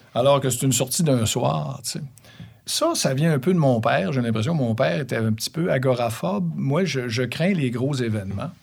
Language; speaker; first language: French; native; French